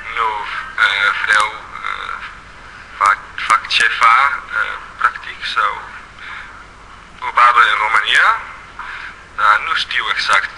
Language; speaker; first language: Romanian; non-native, learner; Dutch